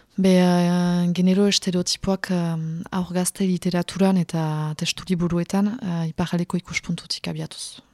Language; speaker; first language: Basque; native; Basque